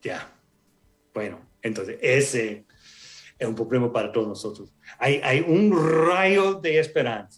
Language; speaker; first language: Spanish; non-native, fluent; English